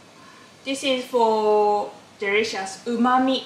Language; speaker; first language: English; non-native, learner; Japanese